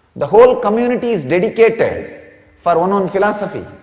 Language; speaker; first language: English; non-native, local second language; Tamil